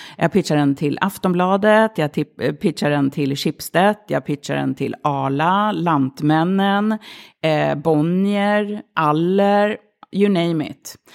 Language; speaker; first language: Swedish; early bilingual, other home language; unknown